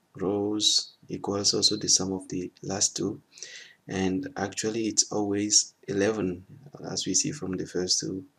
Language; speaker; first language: English; non-native, fluent; French